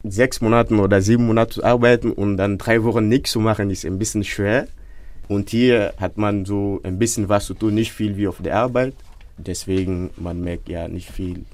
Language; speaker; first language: German; non-native, fluent; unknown